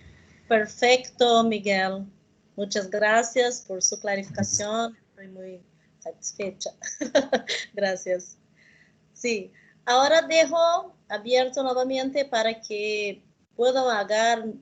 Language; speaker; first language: Spanish; non-native, learner; Portuguese